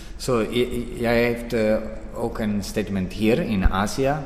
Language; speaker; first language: Dutch; non-native, learner; Italian